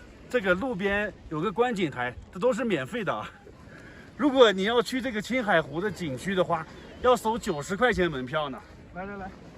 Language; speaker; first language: Chinese; native; Chinese